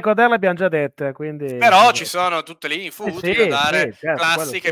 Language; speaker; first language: Italian; native; Italian